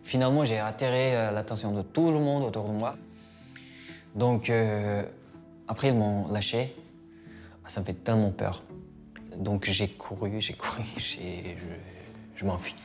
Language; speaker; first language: French; non-native, fluent; Uyghur